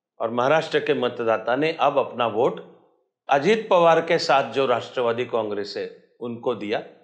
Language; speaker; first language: Hindi; non-native, local second language; Marathi